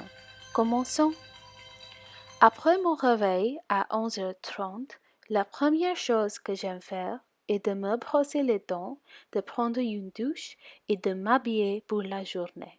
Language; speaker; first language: French; non-native, learner; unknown